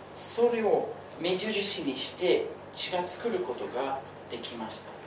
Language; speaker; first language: Japanese; non-native, fluent; English